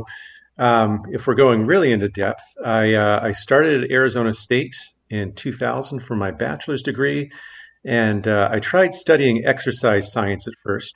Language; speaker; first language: English; native; English